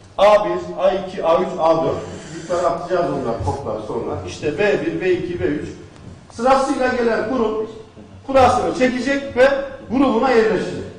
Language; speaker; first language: Turkish; native; Turkish